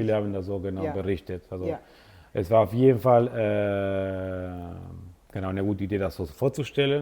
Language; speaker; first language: German; non-native, fluent; Italian